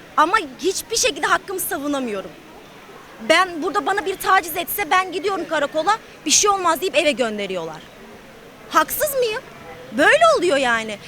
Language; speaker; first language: Turkish; native; Turkish